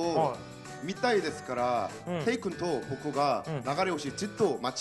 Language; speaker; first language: Japanese; non-native, learner; Korean